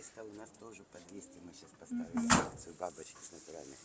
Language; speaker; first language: Russian; native; Russian